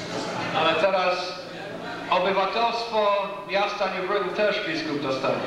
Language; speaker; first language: Polish; early bilingual, heritage; English